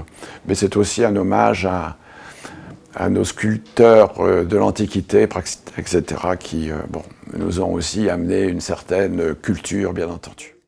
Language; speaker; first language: French; native; French